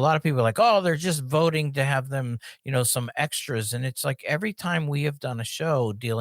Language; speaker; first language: English; native; English